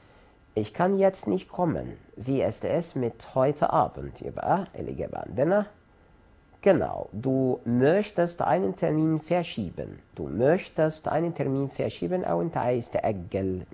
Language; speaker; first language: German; non-native, fluent; Arabic